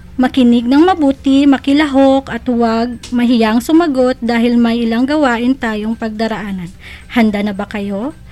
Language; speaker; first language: Filipino; non-native, local second language; Hiligaynon